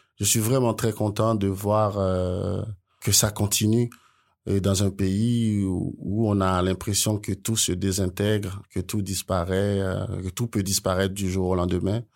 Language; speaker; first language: French; non-native, local second language; Haitian Creole